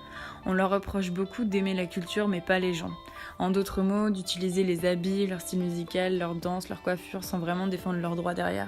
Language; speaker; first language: French; native; French